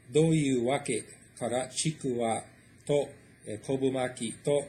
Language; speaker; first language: Japanese; non-native, fluent; English